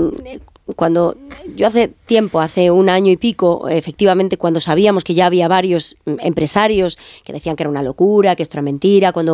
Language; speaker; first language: Spanish; native; Spanish